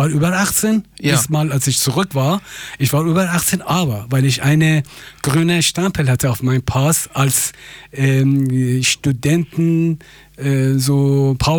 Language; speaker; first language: German; non-native, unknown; Persian